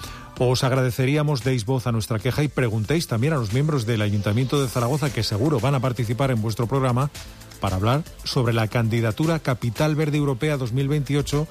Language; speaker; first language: Spanish; native; Spanish